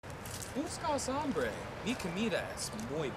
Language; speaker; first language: Spanish; non-native, learner; English